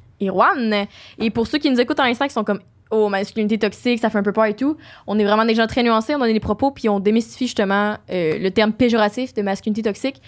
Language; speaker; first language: French; native; French